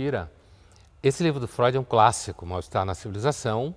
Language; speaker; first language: Portuguese; native; Portuguese